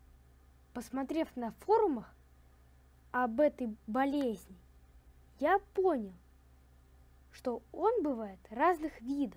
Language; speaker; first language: Russian; native; Russian